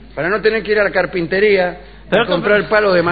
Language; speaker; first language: Spanish; native; Spanish